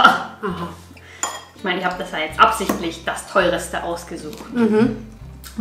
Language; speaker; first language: German; native; German